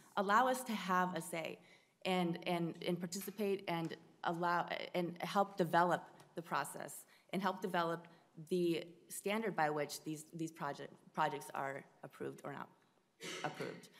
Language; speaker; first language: English; native; English